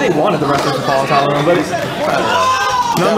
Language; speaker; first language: English; native; English